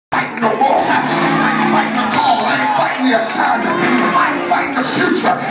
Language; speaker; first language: English; native; English